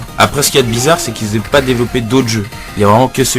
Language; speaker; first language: French; native; French